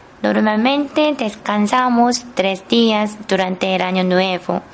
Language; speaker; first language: Spanish; non-native, fluent; Korean